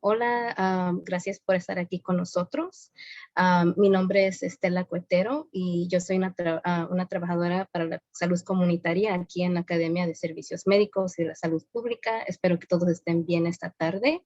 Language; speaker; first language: Spanish; early bilingual, heritage; Spanish